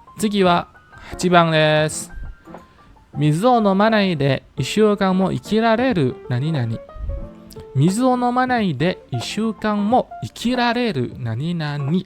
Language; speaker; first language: Japanese; non-native, fluent; Indonesian